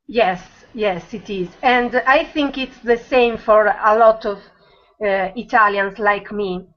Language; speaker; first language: English; non-native, learner; Italian